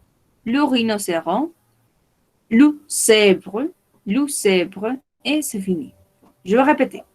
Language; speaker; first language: French; non-native, fluent; Spanish